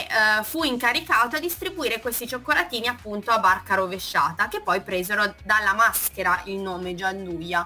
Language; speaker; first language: Italian; native; Italian